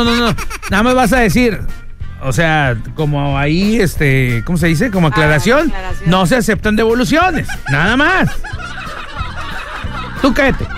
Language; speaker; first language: Spanish; native; Spanish